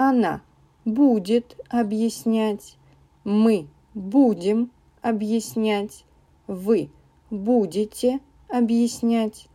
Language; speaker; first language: Russian; non-native, learner; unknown